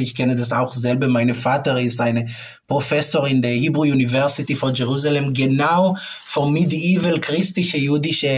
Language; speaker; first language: German; non-native, fluent; Hebrew